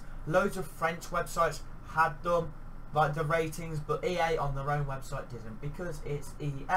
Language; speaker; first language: English; native; English